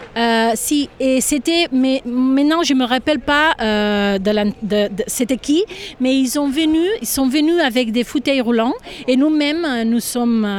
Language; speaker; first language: French; non-native, fluent; Catalan